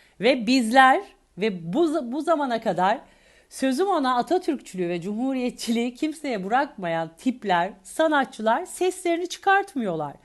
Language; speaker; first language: Turkish; native; Turkish